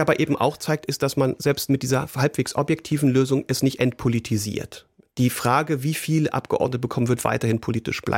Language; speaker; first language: German; native; German